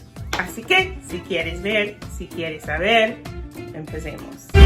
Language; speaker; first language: Spanish; non-native, learner; English